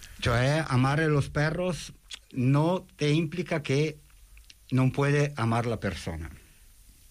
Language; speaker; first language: Spanish; non-native, fluent; Italian